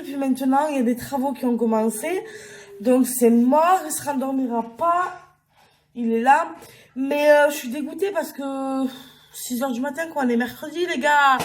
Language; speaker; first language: French; native; French